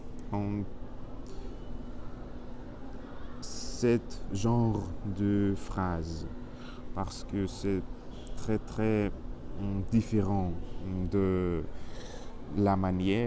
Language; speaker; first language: French; non-native, learner; Spanish